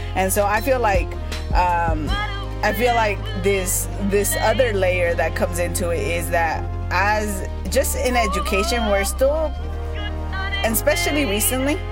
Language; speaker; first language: English; early bilingual, other home language; Spanish